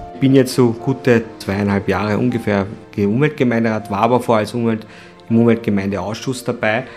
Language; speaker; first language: German; native; German